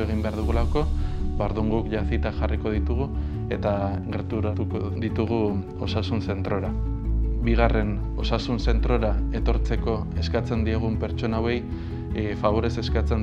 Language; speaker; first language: Basque; native; Basque